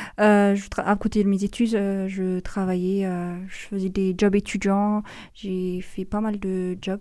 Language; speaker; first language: French; non-native, fluent; Amharic